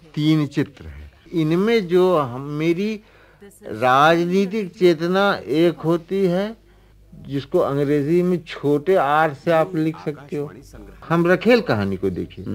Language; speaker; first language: Hindi; native; Hindi